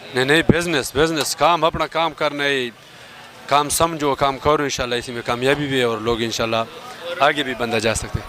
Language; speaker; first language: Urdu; non-native, local second language; Pashto